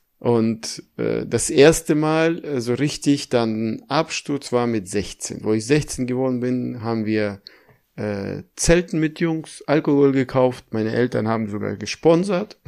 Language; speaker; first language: German; early bilingual, other home language; Russian